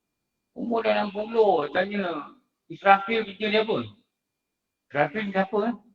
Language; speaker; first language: Malay; native; Malay